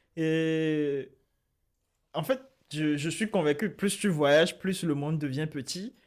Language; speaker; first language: French; native; French